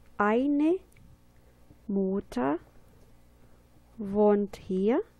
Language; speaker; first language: German; non-native, fluent; Portuguese